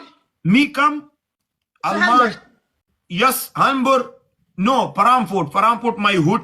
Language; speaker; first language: English; non-native, learner; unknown